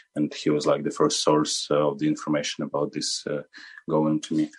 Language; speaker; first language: English; non-native, fluent; Ukrainian